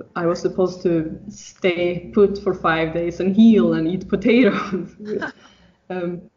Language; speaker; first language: English; non-native, fluent; Swedish